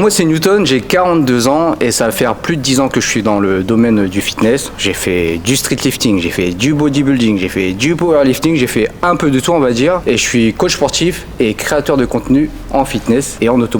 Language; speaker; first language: French; native; French